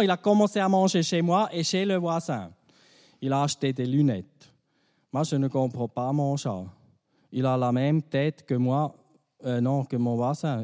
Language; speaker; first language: French; non-native, fluent; German